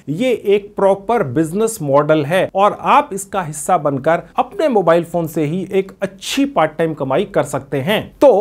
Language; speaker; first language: Hindi; native; Hindi